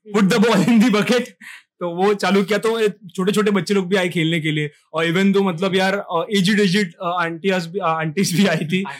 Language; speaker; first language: Hindi; non-native, local second language; Marathi